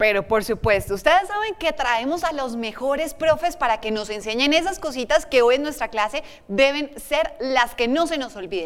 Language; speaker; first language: Spanish; native; Spanish